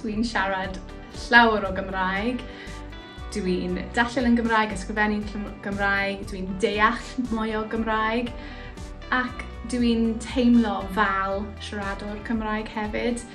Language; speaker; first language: Welsh; non-native, local second language; English